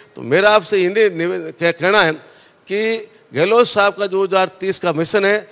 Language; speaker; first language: Hindi; native; Hindi